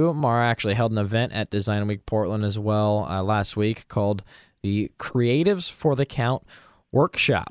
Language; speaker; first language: English; native; English